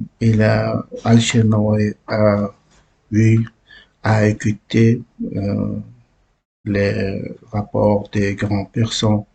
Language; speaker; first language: French; non-native, learner; Uzbek